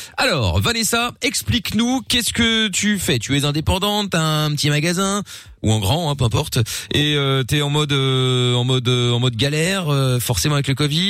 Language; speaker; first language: French; native; French